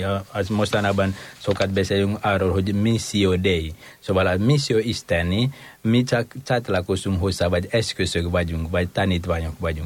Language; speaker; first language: Hungarian; non-native, fluent; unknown